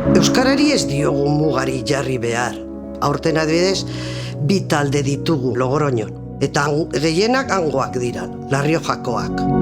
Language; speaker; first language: Basque; non-native, local second language; Spanish